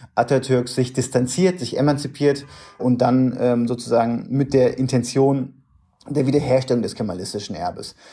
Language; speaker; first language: German; native; German